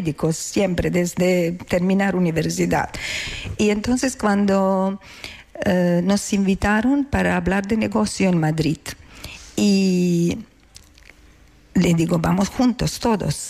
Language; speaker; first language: Spanish; non-native, learner; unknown